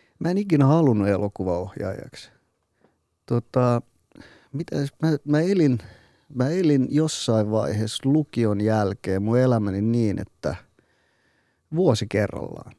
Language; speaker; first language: Finnish; early bilingual, other home language; Persian